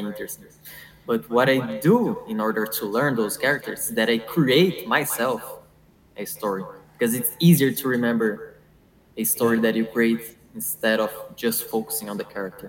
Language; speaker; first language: English; non-native, fluent; Portuguese